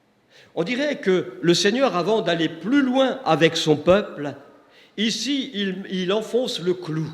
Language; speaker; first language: French; native; French